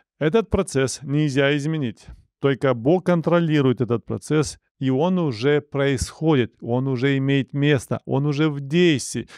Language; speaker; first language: Russian; non-native, local second language; Romanian